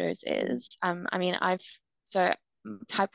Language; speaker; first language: English; native; English